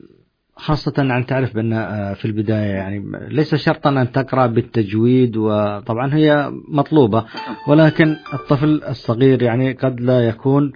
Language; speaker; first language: Arabic; native; Arabic